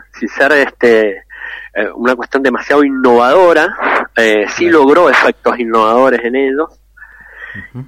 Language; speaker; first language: Spanish; native; Spanish